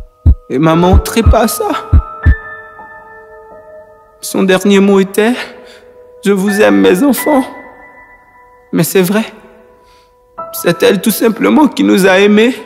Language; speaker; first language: French; non-native, local second language; Haitian Creole